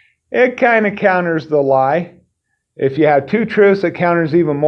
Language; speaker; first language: English; native; English